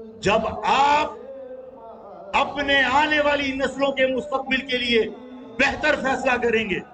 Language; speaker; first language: Urdu; native; Urdu